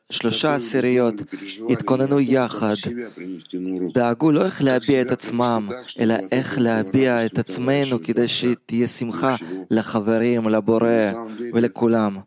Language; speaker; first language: Hebrew; non-native, learner; Russian